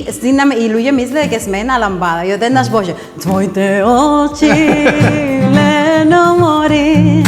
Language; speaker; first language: Macedonian; non-native, learner; Spanish